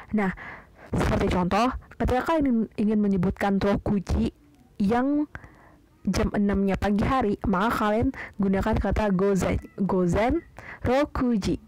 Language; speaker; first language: Indonesian; native; Indonesian